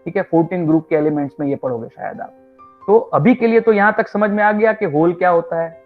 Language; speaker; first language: Hindi; non-native, local second language; Gujarati